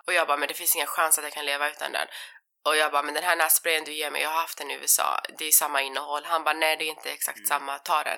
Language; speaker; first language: Swedish; early bilingual, other home language; Persian